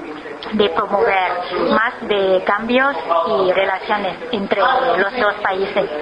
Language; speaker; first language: Spanish; non-native, learner; Thai